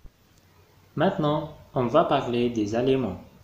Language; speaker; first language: French; non-native, fluent; Arabic